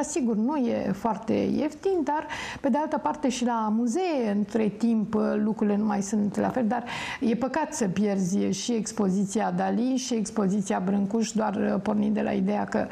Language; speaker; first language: Romanian; native; Romanian